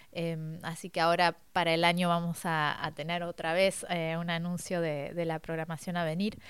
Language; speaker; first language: Spanish; native; Spanish